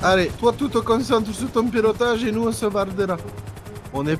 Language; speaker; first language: French; native; French